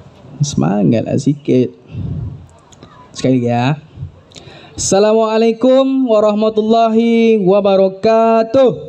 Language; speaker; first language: Indonesian; native; Indonesian